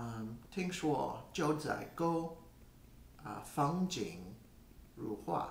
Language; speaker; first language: Chinese; non-native, learner; English